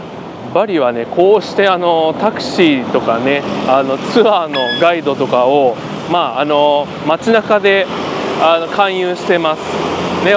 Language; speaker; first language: Japanese; native; Japanese